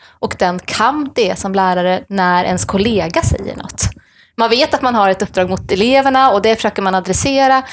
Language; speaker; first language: Swedish; native; Swedish